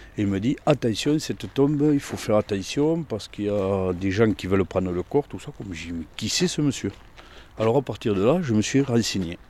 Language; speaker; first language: French; native; French